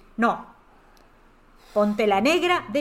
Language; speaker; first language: Spanish; native; Spanish